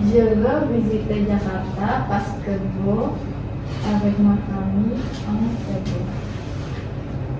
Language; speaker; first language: French; non-native, learner; Indonesian